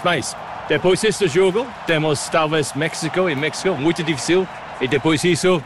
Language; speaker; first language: Portuguese; non-native, learner; English